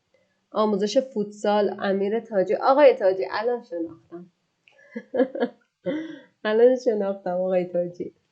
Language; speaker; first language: Persian; native; Persian